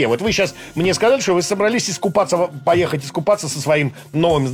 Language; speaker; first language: Russian; native; Russian